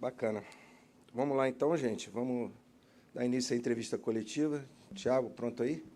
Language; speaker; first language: Portuguese; native; Portuguese